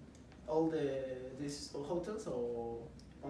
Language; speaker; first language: English; non-native, learner; Spanish